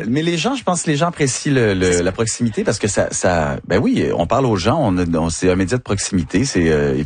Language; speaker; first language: French; native; French